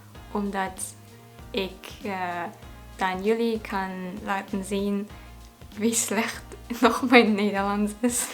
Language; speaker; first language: Dutch; non-native, learner; German